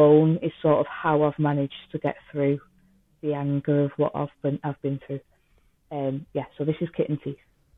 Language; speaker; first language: English; native; English